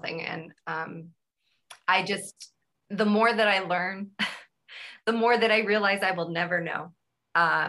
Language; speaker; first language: English; native; English